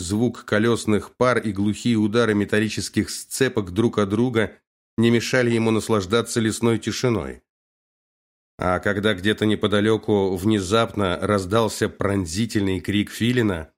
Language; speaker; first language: Russian; native; Russian